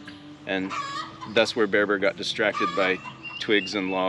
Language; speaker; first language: English; native; English